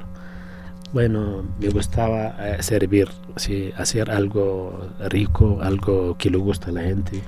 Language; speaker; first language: Spanish; non-native, fluent; Arabic